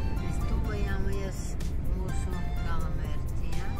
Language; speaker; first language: Latvian; non-native, local second language; Russian